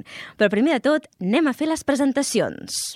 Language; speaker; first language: Catalan; native; Catalan